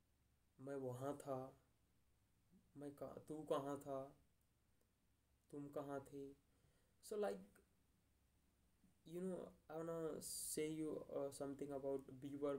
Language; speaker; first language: English; non-native, learner; Hindi